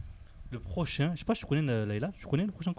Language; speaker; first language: French; native; French